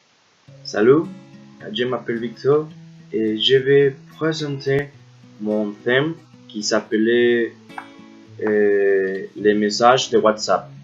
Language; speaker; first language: French; non-native, learner; Spanish